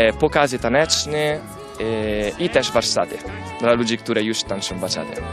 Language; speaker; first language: Polish; non-native, learner; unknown